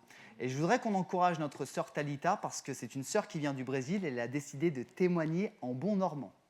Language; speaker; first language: French; native; French